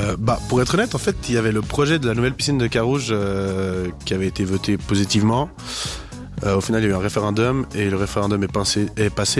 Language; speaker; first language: French; native; French